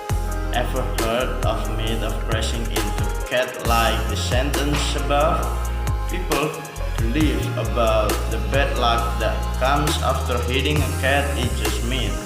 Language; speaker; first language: English; non-native, learner; Indonesian